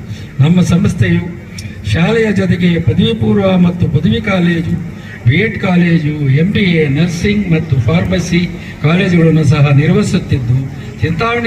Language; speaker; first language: Kannada; native; Kannada